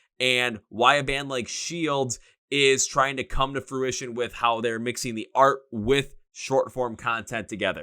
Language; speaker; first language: English; native; English